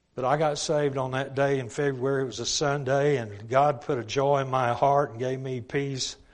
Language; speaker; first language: English; native; English